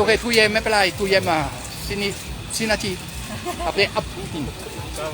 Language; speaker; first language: Thai; non-native, learner; French